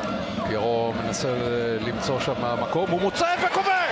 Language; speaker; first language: Hebrew; native; Hebrew